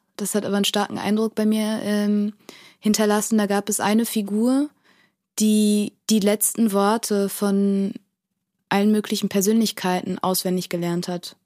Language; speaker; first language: German; early bilingual, other home language; Portuguese